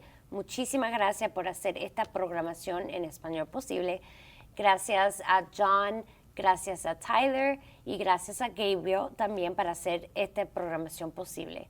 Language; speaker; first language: Spanish; early bilingual, heritage; English